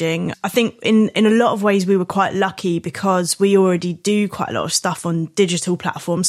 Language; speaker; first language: English; native; English